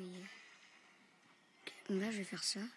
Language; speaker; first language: French; native; French